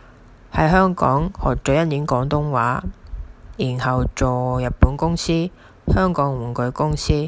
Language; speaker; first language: Chinese; non-native, fluent; Japanese